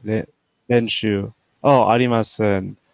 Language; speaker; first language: Japanese; non-native, learner; English